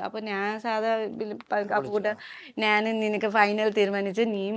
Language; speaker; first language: Malayalam; non-native, learner; Nepali